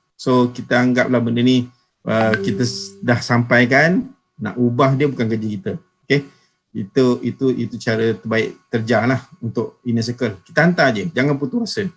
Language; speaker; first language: Malay; native; Malay